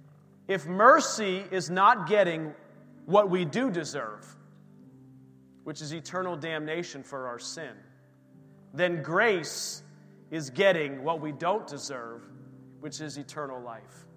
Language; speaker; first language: English; native; English